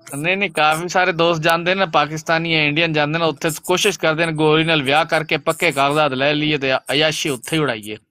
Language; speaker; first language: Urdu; non-native, local second language; Punjabi